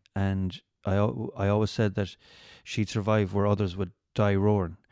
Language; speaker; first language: English; native; English